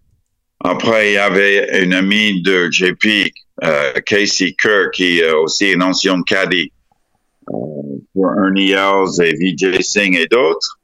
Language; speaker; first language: French; non-native, fluent; English